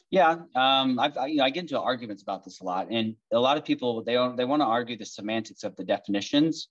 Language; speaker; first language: English; native; English